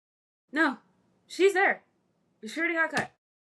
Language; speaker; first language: English; native; English